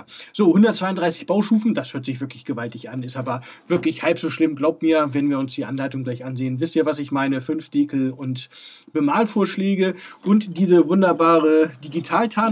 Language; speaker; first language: German; native; German